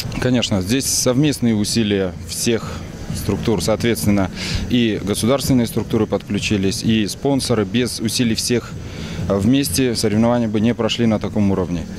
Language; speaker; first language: Russian; native; Russian